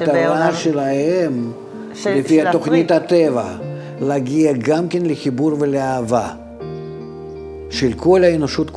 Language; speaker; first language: Hebrew; non-native, fluent; Russian